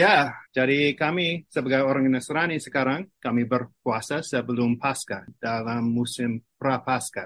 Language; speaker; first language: Indonesian; non-native, fluent; English